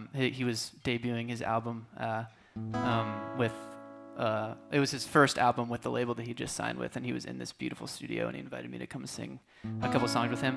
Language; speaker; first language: English; native; English